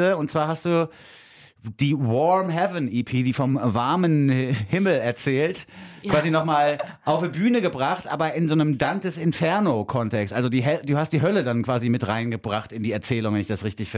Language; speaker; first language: German; native; German